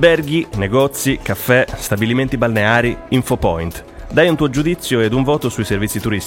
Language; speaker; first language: Italian; native; Italian